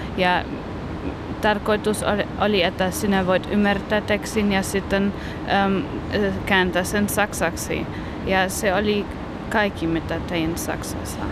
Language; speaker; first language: Finnish; non-native, learner; German